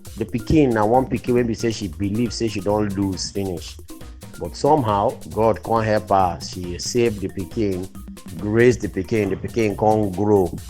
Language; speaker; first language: Nigerian Pidgin; native; Nigerian Pidgin